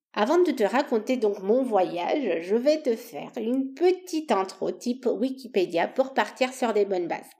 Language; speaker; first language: French; non-native, fluent; Romanian